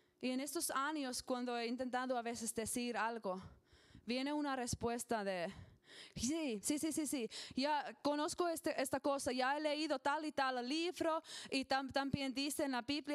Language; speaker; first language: Spanish; non-native, learner; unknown